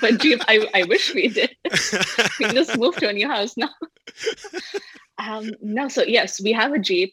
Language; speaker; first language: English; non-native, fluent; Tamil